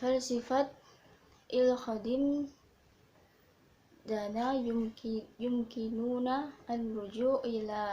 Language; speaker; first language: Arabic; non-native, learner; Indonesian